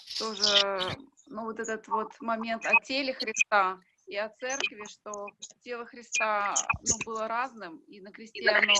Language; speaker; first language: Russian; native; Russian